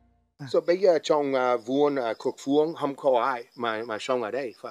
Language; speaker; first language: Vietnamese; non-native, fluent; English